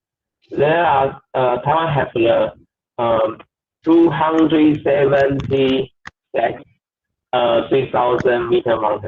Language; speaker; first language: English; non-native, learner; Chinese